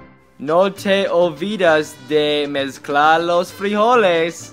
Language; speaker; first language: Spanish; non-native, learner; English